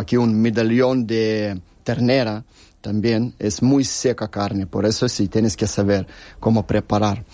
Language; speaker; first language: Spanish; non-native, learner; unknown